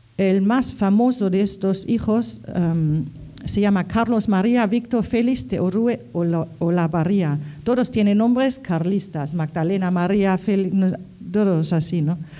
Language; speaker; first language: Spanish; non-native, fluent; German